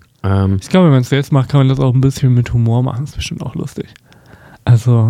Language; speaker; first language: German; native; German